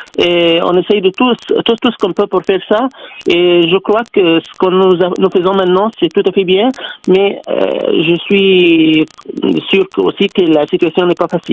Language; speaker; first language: French; non-native, fluent; Arabic